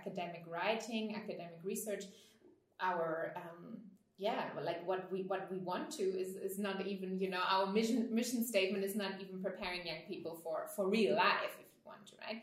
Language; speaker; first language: English; non-native, fluent; German